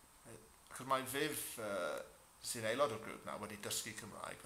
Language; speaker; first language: Welsh; non-native, fluent; English